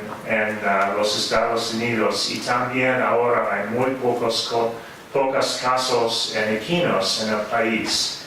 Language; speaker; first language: Spanish; non-native, fluent; English